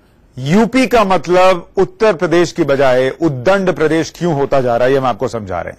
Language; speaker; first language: Hindi; native; Hindi